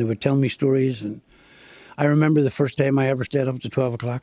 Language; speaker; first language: English; native; English